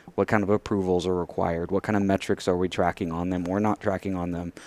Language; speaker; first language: English; native; English